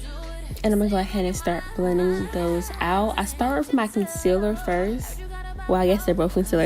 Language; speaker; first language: English; native; English